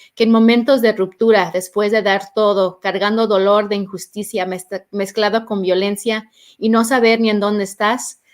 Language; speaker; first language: Spanish; early bilingual, heritage; Spanish